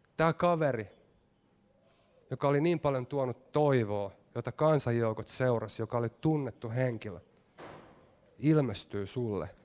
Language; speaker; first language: Finnish; native; Finnish